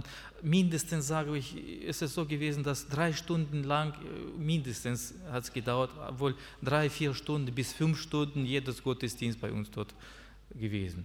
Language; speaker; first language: German; non-native, learner; Russian